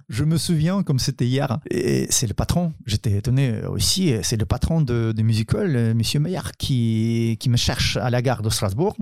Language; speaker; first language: French; non-native, fluent; Ukrainian